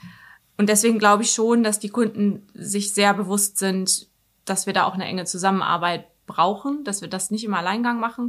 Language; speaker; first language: German; native; German